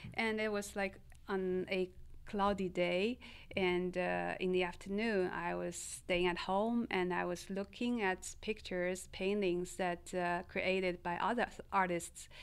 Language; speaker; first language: English; non-native, fluent; Chinese